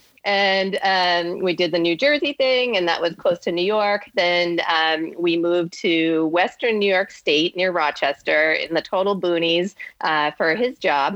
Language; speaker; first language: English; native; English